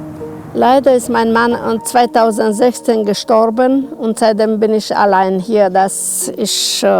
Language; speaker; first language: German; non-native, local second language; Romanian